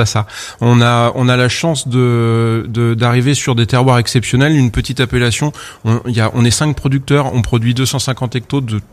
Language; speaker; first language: French; native; French